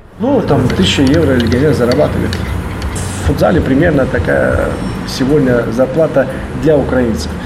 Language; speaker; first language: Russian; native; Russian